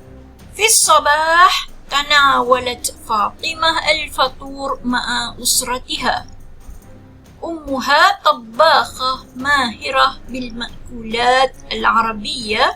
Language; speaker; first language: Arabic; non-native, fluent; Malay